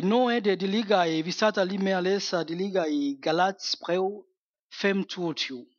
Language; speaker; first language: Danish; non-native, fluent; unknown